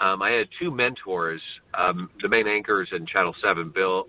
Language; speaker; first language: English; native; English